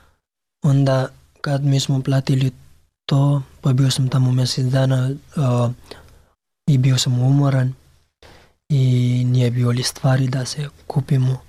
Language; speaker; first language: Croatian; non-native, learner; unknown